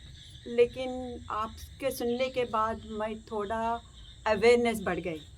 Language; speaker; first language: Hindi; non-native, local second language; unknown